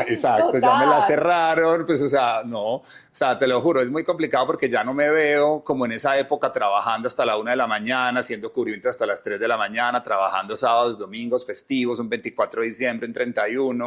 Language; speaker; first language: Spanish; native; Spanish